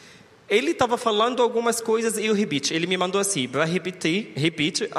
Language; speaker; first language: Portuguese; non-native, learner; Arabic